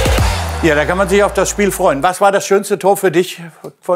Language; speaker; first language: German; native; German